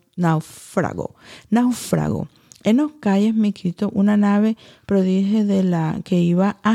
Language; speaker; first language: Spanish; early bilingual, heritage; Spanish